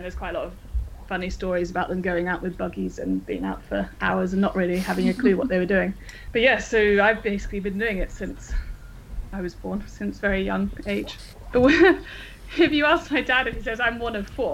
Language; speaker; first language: English; native; English